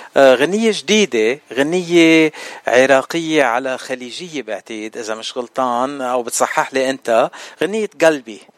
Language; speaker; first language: Arabic; native; Arabic